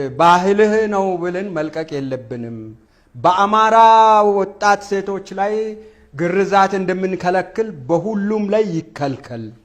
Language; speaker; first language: Amharic; non-native, local second language; Wolaytta